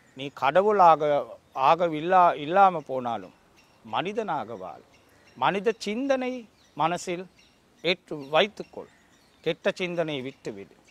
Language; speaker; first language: Tamil; non-native, local second language; Sinhala